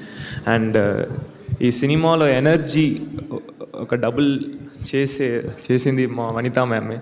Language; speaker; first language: Telugu; non-native, local second language; Tamil